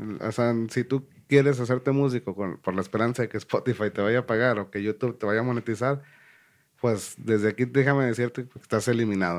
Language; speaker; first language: Spanish; native; Spanish